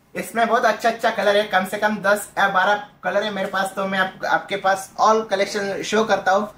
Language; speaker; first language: Hindi; non-native, local second language; Marathi